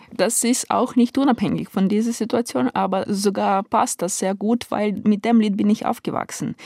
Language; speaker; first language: German; non-native, fluent; Ukrainian